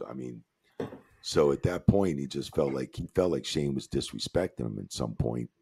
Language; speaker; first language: English; native; English